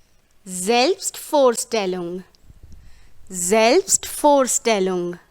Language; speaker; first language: German; non-native, fluent; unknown